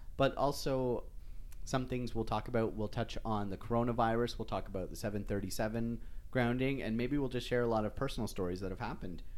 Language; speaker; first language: English; native; English